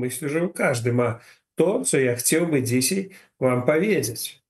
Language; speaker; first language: Polish; non-native, learner; Ukrainian